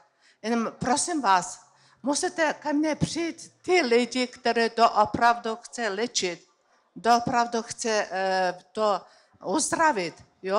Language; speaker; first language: Czech; non-native, learner; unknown